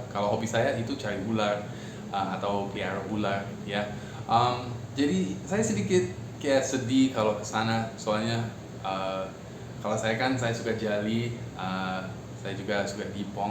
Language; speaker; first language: Indonesian; non-native, fluent; English